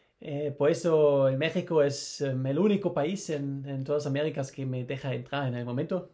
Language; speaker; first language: Spanish; non-native, learner; German